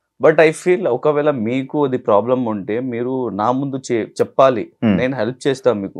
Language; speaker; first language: Telugu; non-native, local second language; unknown